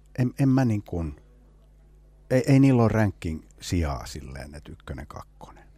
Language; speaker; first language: Finnish; non-native, local second language; Swedish